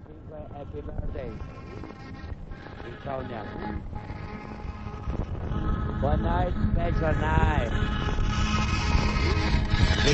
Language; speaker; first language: English; non-native, learner; Italian